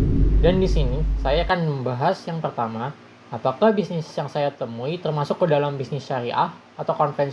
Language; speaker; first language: Indonesian; native; Indonesian